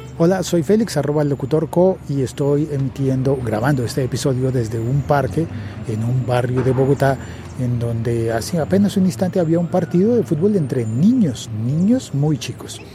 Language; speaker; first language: Spanish; native; Spanish